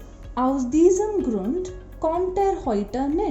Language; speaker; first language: German; non-native, fluent; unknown